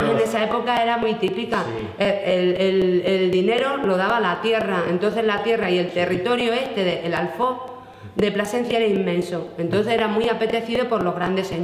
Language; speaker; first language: Spanish; native; Spanish